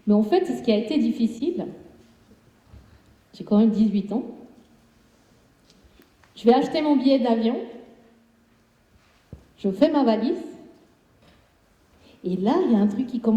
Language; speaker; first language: French; non-native, fluent; Spanish